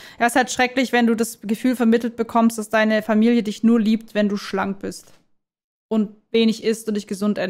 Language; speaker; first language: German; native; German